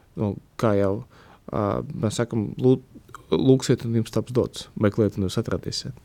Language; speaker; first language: Latvian; non-native, local second language; Russian